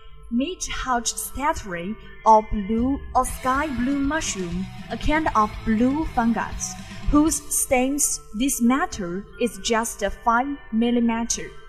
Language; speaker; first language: English; non-native, fluent; Chinese